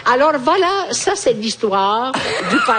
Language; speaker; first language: French; non-native, fluent; Italian